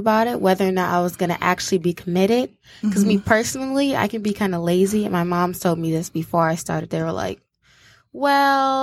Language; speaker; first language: English; native; English